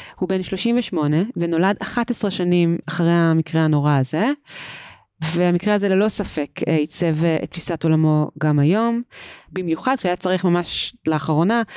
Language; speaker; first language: Hebrew; native; Hebrew